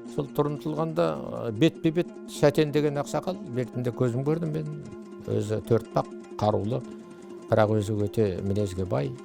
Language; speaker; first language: Kazakh; native; Kazakh